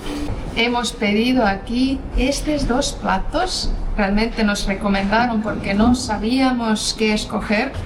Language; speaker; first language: Spanish; non-native, fluent; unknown